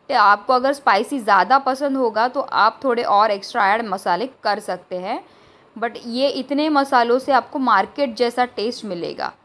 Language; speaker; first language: Hindi; non-native, local second language; Marathi